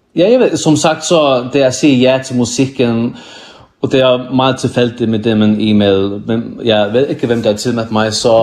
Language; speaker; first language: Danish; non-native, local second language; Faroese